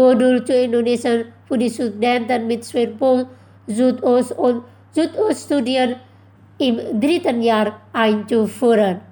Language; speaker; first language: German; non-native, fluent; Indonesian